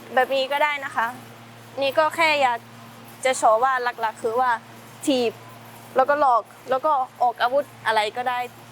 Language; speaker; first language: Thai; non-native, fluent; Estonian